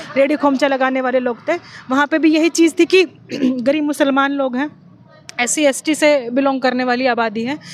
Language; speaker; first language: Hindi; native; Hindi